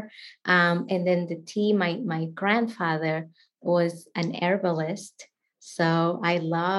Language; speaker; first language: English; non-native, fluent; Spanish